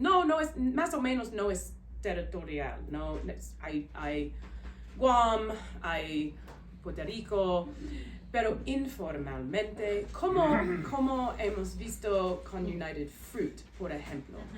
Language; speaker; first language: Spanish; non-native, learner; English